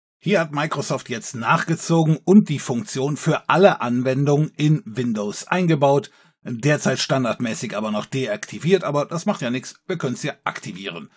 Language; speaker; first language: German; native; German